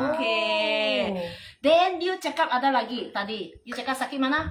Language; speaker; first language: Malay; non-native, local second language; Chinese